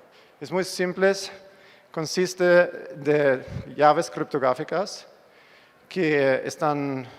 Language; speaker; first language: Spanish; non-native, fluent; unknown